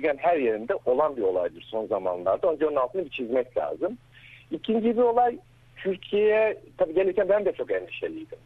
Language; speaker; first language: Turkish; native; Turkish